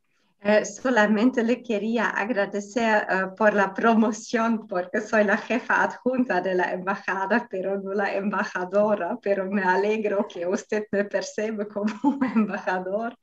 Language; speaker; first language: Spanish; non-native, fluent; German